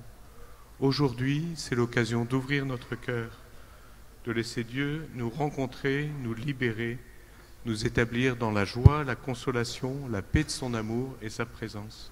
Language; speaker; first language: French; native; French